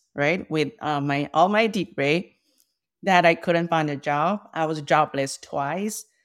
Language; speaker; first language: English; non-native, fluent; Chinese